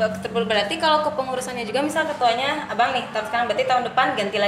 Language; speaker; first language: Indonesian; native; Indonesian